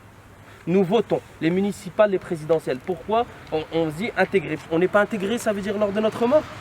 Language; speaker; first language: French; native; French